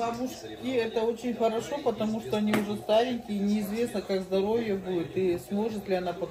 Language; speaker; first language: Russian; native; Russian